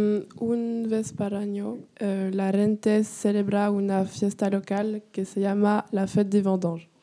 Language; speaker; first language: Spanish; non-native, learner; French